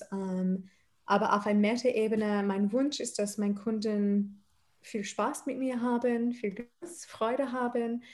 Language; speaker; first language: German; non-native, fluent; English